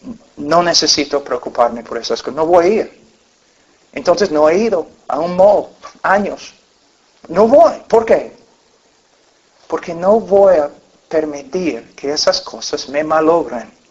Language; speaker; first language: Spanish; non-native, fluent; English